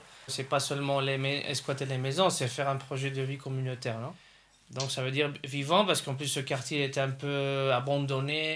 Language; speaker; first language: French; non-native, fluent; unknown